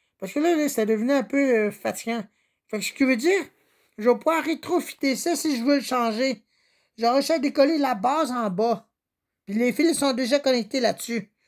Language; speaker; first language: French; native; French